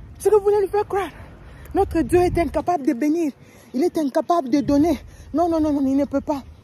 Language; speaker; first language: French; non-native, local second language; Lingala